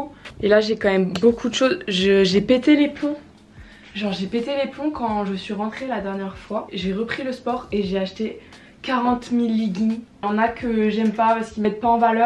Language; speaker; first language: French; native; French